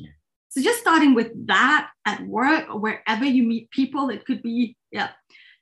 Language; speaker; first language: English; non-native, fluent; Danish